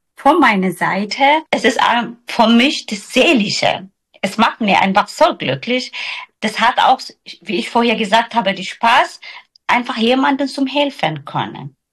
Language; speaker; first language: German; non-native, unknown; Somali